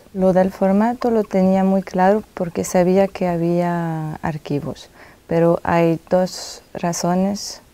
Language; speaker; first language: Spanish; non-native, fluent; French